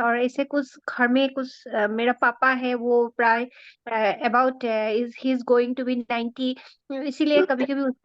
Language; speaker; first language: Hindi; non-native, local second language; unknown